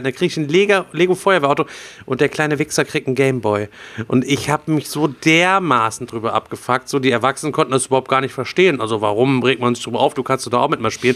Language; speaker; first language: German; native; German